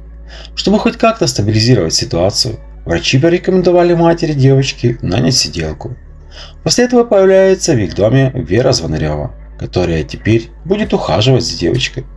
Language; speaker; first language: Russian; native; Russian